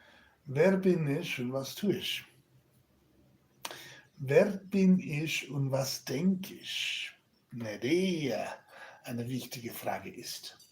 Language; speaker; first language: German; non-native, learner; Spanish